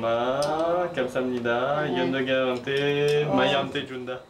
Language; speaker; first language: Korean; non-native, learner; French